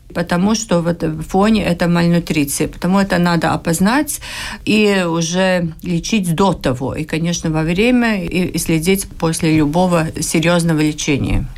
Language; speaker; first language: Russian; non-native, local second language; Latvian